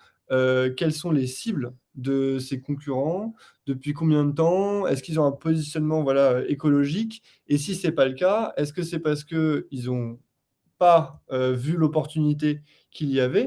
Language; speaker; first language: French; native; French